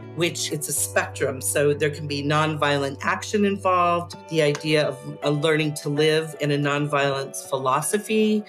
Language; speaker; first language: English; native; English